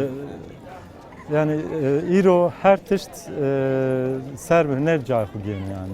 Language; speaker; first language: Kurdish; non-native, local second language; Zaza